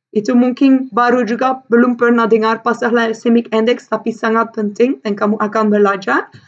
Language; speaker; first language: Malay; non-native, fluent; Dutch